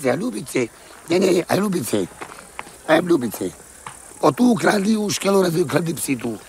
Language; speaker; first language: Slovak; non-native, local second language; Romany